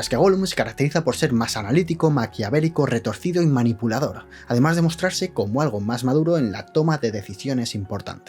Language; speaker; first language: Spanish; native; Spanish